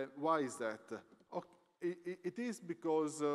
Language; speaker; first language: English; non-native, fluent; Italian